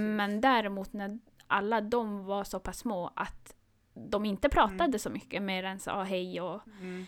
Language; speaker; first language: Swedish; non-native, local second language; Northern Sami